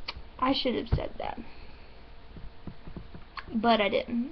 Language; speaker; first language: English; native; English